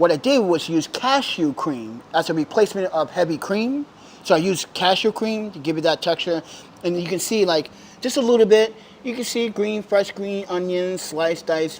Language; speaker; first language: English; native; English